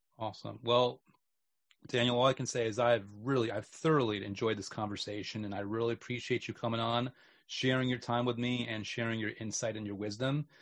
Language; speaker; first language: English; native; English